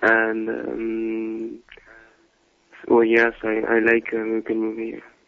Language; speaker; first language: English; non-native, learner; French